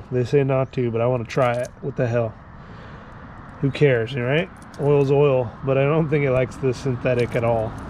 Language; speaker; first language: English; native; English